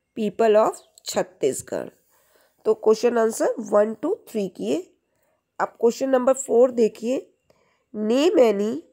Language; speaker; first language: Hindi; native; Hindi